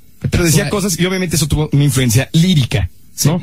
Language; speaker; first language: Spanish; native; Spanish